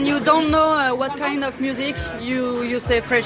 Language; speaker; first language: English; non-native, learner; French